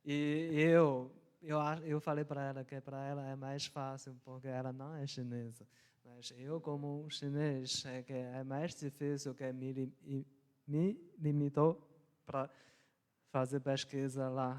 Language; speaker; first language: Portuguese; non-native, local second language; Chinese